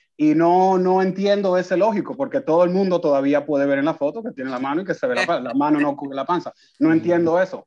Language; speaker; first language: Spanish; native; Spanish